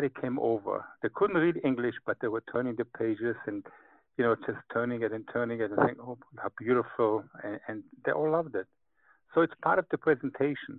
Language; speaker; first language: English; non-native, fluent; Hebrew